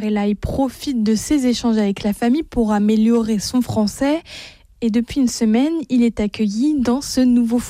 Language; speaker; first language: French; native; French